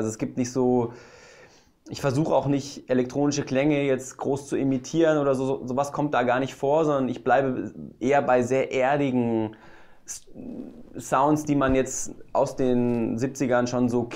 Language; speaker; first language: German; native; German